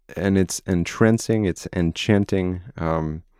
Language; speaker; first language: English; non-native, fluent; French